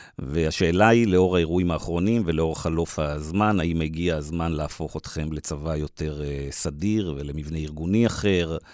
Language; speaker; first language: Hebrew; native; Hebrew